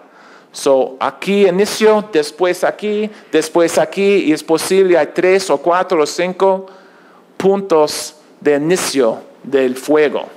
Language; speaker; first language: Spanish; non-native, learner; English